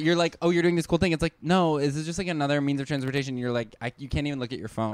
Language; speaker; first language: English; native; English